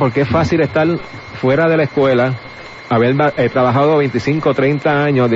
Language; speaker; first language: Spanish; native; Spanish